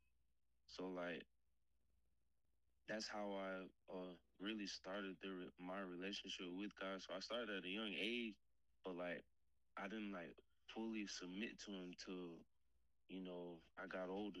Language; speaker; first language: English; native; English